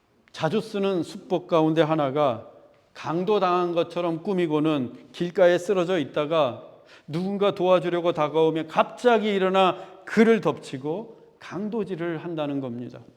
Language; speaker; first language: Korean; native; Korean